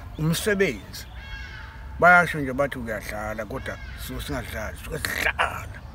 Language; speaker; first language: Zulu; native; Zulu